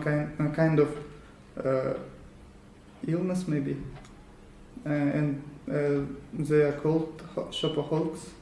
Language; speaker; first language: English; non-native, learner; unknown